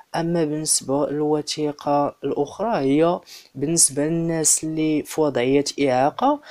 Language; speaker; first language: Arabic; native; Arabic